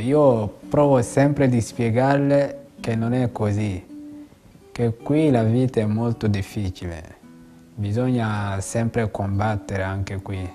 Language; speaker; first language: Italian; non-native, fluent; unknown